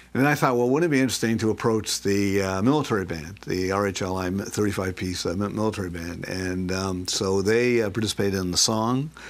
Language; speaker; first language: English; native; English